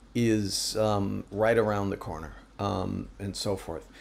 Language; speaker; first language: English; native; English